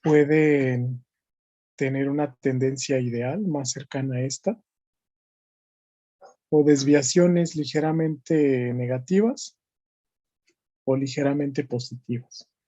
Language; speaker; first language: Spanish; native; Spanish